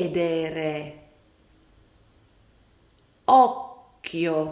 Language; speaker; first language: Italian; non-native, fluent; Latvian